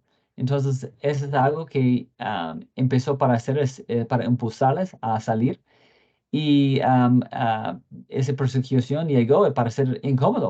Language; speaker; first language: Spanish; non-native, fluent; English